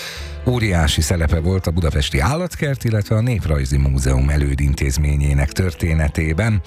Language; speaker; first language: Hungarian; native; Hungarian